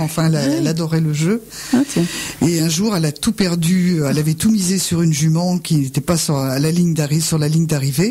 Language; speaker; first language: French; native; French